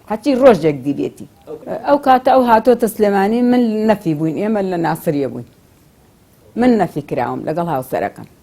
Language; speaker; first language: Central Kurdish; native; Central Kurdish